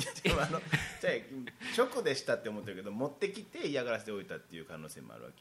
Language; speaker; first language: Japanese; native; Japanese